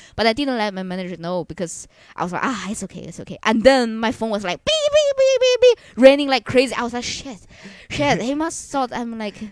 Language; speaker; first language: English; non-native, fluent; Chinese